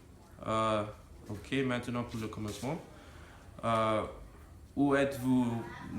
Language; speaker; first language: French; non-native, learner; English